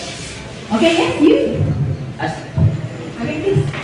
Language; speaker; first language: English; non-native, learner; Indonesian